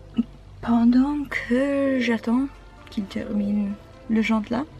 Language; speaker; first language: French; non-native, learner; English